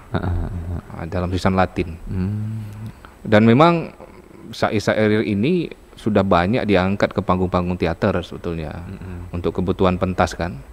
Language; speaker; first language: Indonesian; native; Indonesian